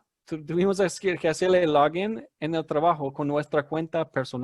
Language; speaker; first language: Spanish; non-native, fluent; English